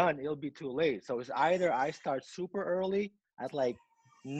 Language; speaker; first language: English; non-native, local second language; Filipino